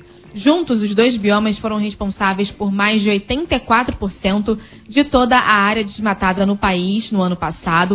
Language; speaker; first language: Portuguese; native; Portuguese